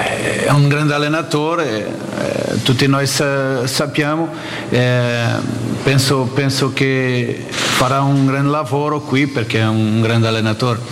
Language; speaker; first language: Italian; non-native, fluent; Portuguese